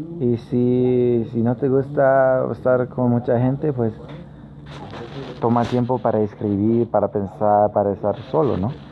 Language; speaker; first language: Spanish; native; Spanish